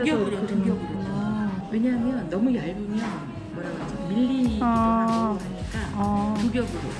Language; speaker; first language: Korean; native; Korean